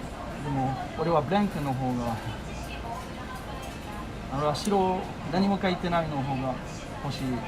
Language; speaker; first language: Japanese; non-native, learner; French